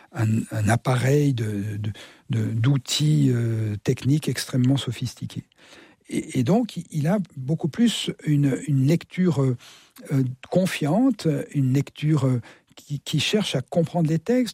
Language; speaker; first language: French; native; French